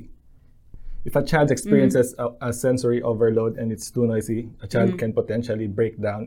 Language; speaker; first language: English; non-native, local second language; Filipino